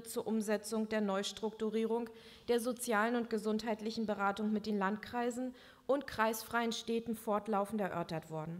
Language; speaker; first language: German; native; German